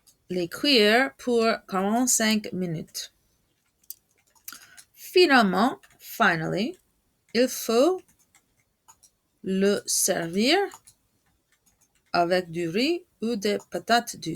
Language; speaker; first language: French; non-native, fluent; English